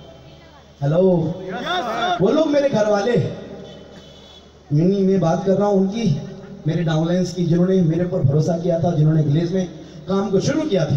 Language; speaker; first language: Hindi; native; Hindi